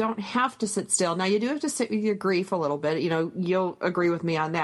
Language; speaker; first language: English; native; English